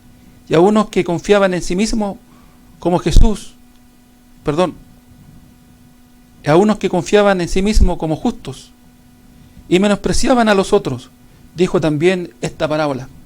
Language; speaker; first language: Spanish; native; Spanish